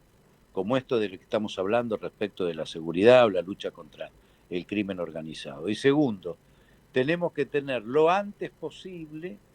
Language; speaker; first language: Spanish; native; Spanish